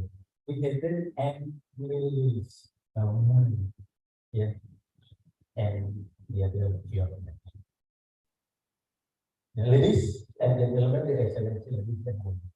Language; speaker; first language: English; non-native, learner; Indonesian